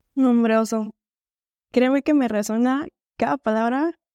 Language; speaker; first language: Spanish; native; Spanish